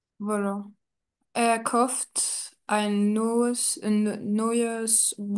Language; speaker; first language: German; non-native, learner; French